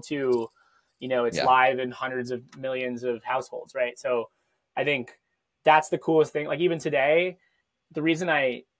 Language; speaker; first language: English; native; English